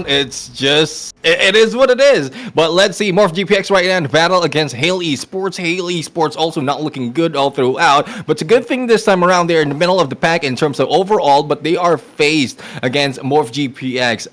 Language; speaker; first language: English; non-native, local second language; Filipino